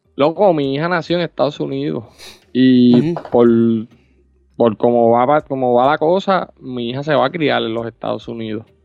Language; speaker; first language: Spanish; native; Spanish